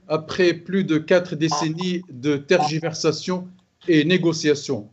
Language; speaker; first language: French; non-native, local second language; Arabic